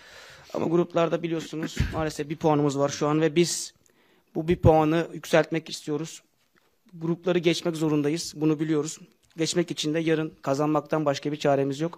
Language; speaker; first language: Turkish; non-native, fluent; Croatian